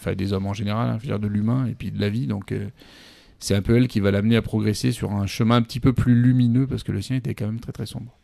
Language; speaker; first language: French; native; French